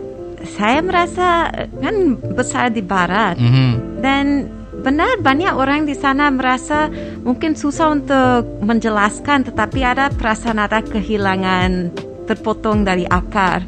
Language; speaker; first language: Indonesian; non-native, fluent; English